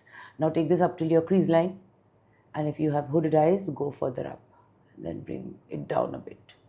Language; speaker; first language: English; non-native, local second language; Bangla